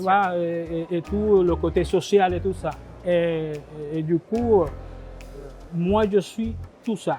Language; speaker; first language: French; non-native, fluent; Spanish